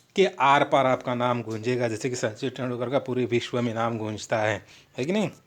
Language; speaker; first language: Hindi; non-native, local second language; Marathi